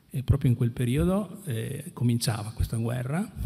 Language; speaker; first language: Italian; native; Italian